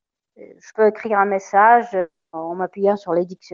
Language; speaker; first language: French; non-native, fluent; Russian